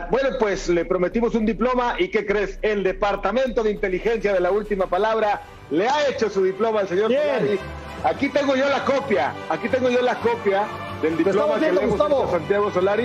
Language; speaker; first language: Spanish; native; Spanish